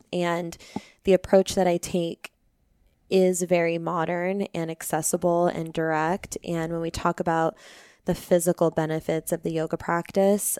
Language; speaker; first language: English; native; English